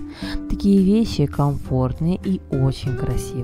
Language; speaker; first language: Russian; native; Russian